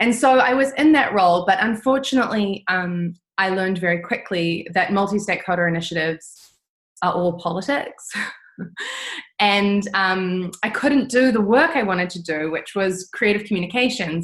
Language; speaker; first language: English; native; English